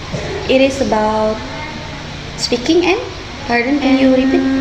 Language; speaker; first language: English; non-native, fluent; Indonesian